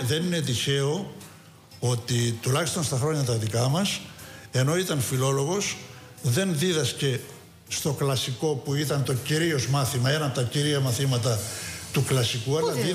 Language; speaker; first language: Greek; native; Greek